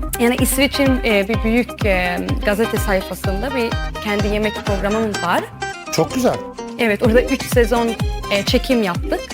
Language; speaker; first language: Turkish; early bilingual, heritage; Turkish